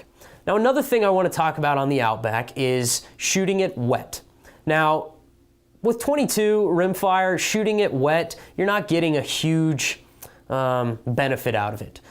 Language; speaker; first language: English; native; English